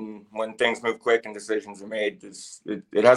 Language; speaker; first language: English; native; English